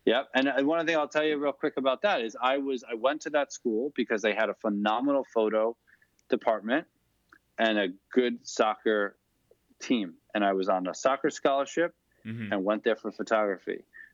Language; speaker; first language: English; native; English